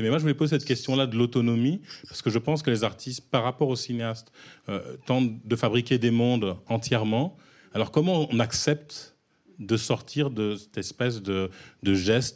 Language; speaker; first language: French; native; French